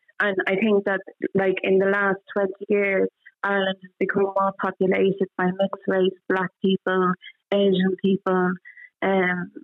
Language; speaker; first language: English; native; English